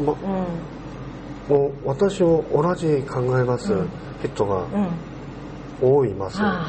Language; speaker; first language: Japanese; non-native, learner; Korean